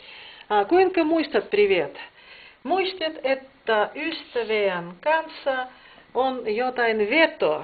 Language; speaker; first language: Finnish; non-native, fluent; Russian